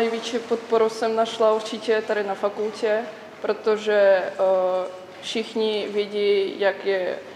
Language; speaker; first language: Czech; early bilingual, other home language; Russian